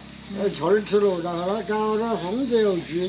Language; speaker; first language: Chinese; native; Chinese